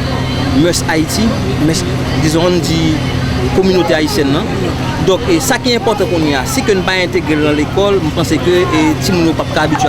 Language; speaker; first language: French; non-native, local second language; Haitian Creole